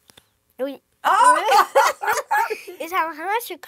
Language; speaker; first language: French; early bilingual, other home language; Ukrainian